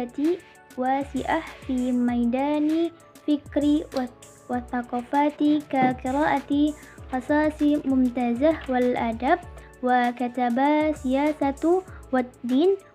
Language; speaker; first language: Arabic; non-native, learner; Indonesian